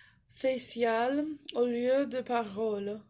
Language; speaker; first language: French; non-native, fluent; English